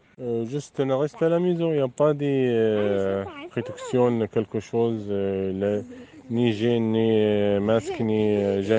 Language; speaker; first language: French; non-native, learner; Arabic